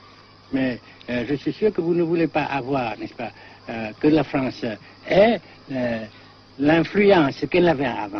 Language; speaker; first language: French; non-native, fluent; Vietnamese